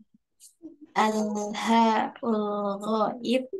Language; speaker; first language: Arabic; non-native, learner; Indonesian